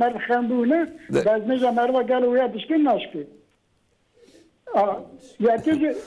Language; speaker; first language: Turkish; non-native, local second language; Kurdish